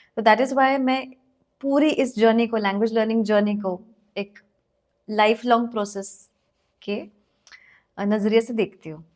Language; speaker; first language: Hindi; non-native, local second language; Marathi